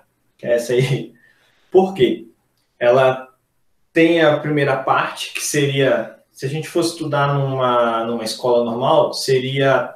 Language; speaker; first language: Portuguese; native; Portuguese